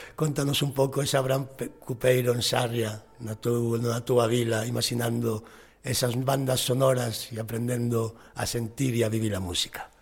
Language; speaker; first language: Galician; native; Galician